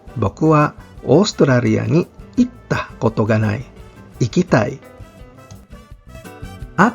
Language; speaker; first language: Japanese; non-native, fluent; Filipino